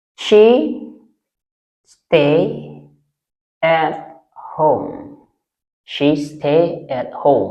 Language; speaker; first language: English; non-native, fluent; Indonesian